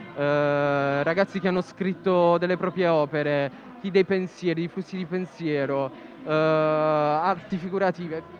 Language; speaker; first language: Italian; native; Italian